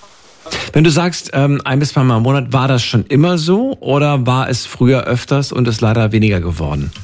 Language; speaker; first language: German; native; German